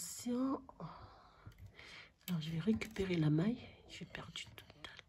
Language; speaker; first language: French; non-native, local second language; Arabic